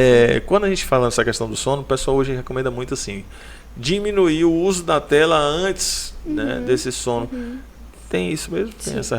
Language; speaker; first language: Portuguese; native; Portuguese